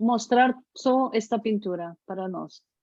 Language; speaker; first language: Portuguese; non-native, fluent; Spanish